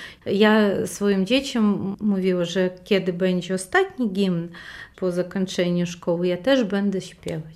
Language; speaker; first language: Polish; non-native, learner; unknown